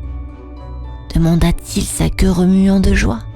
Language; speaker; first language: French; native; French